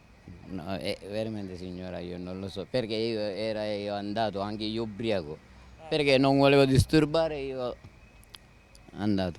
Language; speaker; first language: Italian; non-native, learner; Sinhala